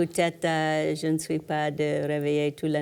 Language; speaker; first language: French; non-native, learner; English